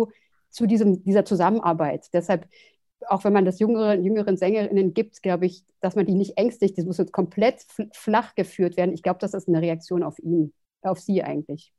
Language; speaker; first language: German; native; German